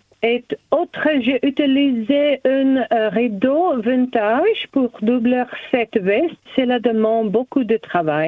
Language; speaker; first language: French; non-native, learner; German